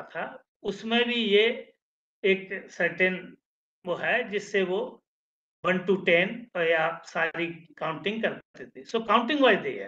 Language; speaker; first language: Hindi; native; Hindi